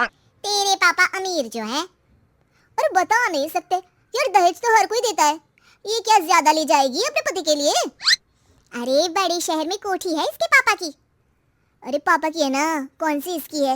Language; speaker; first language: Hindi; native; Hindi